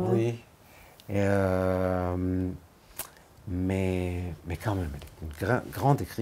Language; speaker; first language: French; non-native, fluent; Hebrew